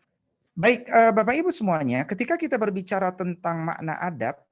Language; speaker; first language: Indonesian; native; Indonesian